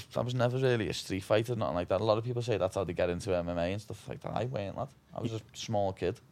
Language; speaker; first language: English; native; English